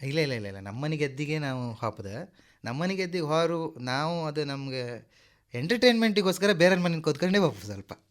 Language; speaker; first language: Kannada; native; Kannada